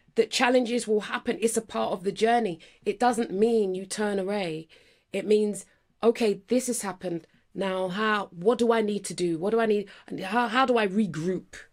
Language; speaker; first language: English; native; English